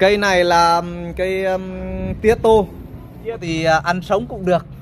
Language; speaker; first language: Vietnamese; native; Vietnamese